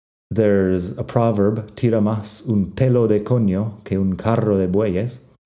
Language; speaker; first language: Spanish; non-native, fluent; English